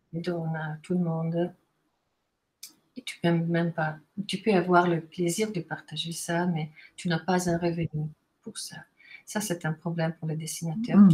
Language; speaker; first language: French; non-native, fluent; Italian